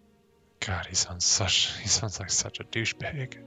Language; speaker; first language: English; native; English